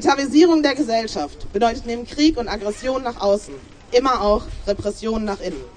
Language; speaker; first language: German; native; German